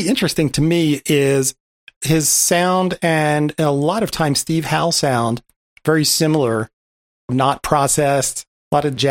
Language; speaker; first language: English; native; English